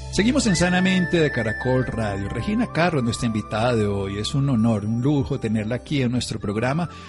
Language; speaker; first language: Spanish; native; Spanish